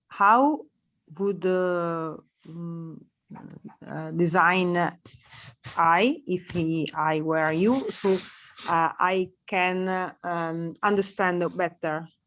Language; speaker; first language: English; non-native, learner; Italian